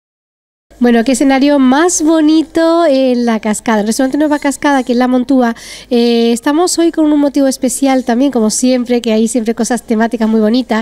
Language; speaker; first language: Spanish; native; Spanish